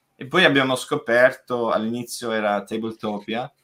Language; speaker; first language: Italian; non-native, fluent; English